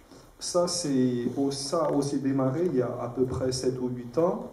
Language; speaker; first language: French; non-native, fluent; Chinese